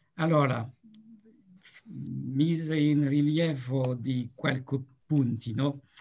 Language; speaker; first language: Italian; non-native, learner; French